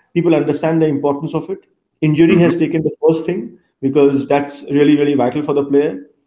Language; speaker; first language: English; non-native, local second language; Bangla